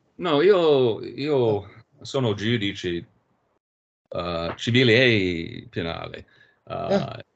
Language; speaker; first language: Italian; non-native, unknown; English